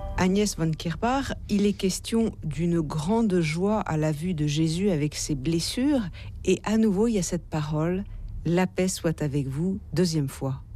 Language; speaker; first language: French; native; French